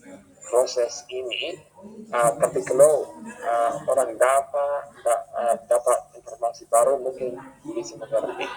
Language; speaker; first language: Indonesian; non-native, fluent; English